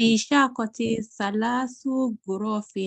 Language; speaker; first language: Arabic; non-native, learner; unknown